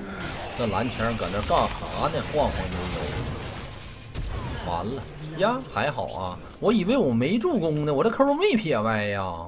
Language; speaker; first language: Chinese; native; Chinese